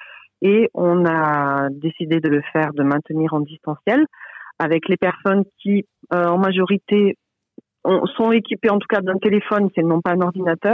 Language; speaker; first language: French; native; French